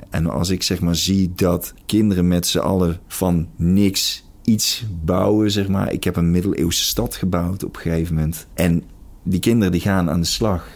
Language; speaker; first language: Dutch; native; Dutch